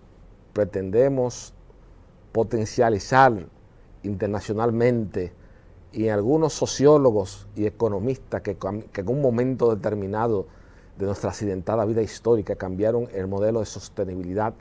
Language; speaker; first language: Spanish; native; Spanish